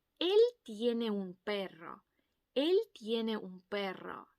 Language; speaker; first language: Spanish; non-native, fluent; Ukrainian